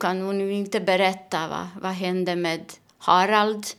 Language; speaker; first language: Swedish; non-native, learner; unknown